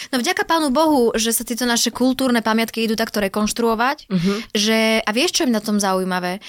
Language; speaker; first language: Slovak; native; Slovak